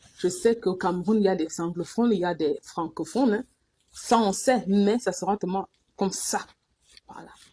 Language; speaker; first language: French; non-native, local second language; Duala